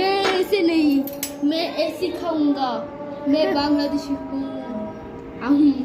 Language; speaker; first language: Hindi; non-native, learner; Bangla